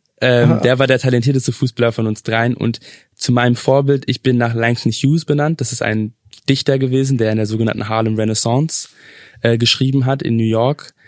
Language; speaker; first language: German; early bilingual, other home language; English